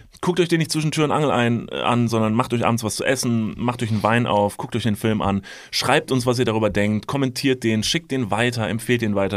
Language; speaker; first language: German; native; German